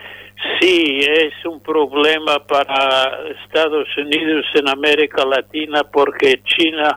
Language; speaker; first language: Spanish; non-native, fluent; English